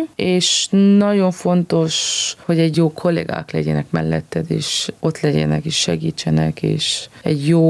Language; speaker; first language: Hungarian; early bilingual, heritage; Hungarian